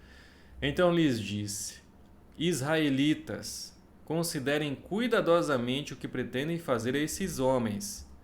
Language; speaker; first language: Portuguese; native; Portuguese